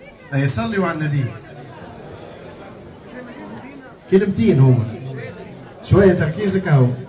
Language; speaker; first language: Arabic; native; Arabic